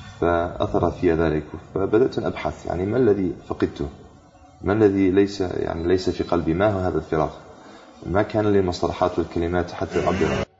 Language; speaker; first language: Arabic; non-native, fluent; English